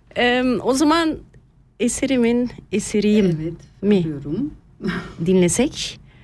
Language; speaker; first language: Turkish; early bilingual, heritage; Turkish